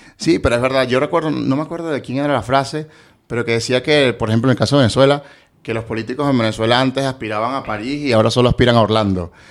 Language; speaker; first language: Spanish; native; Spanish